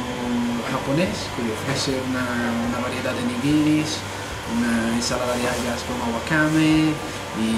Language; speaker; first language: Spanish; non-native, fluent; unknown